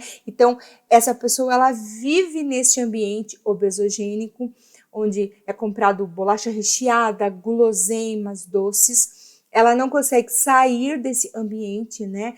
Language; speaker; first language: Portuguese; native; Portuguese